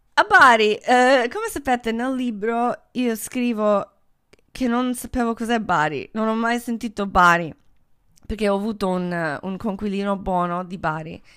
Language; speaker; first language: Italian; non-native, fluent; English